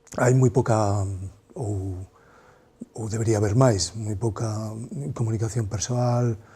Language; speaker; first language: Galician; native; Galician